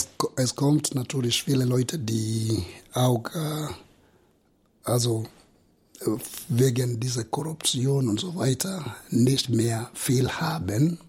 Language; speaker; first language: German; non-native, fluent; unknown